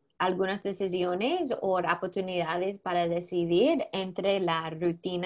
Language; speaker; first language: Spanish; non-native, learner; English